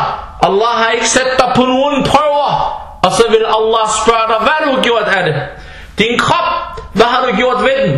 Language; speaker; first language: Danish; non-native, fluent; Arabic